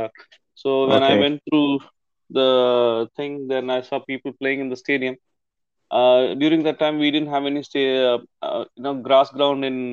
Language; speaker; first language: English; non-native, local second language; Tamil